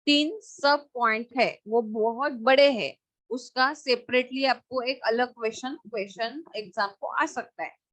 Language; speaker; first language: Hindi; non-native, local second language; Marathi